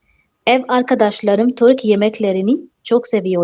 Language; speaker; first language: Turkish; non-native, learner; Urdu